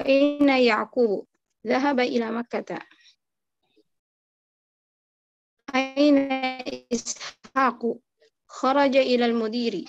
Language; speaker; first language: Arabic; non-native, fluent; Indonesian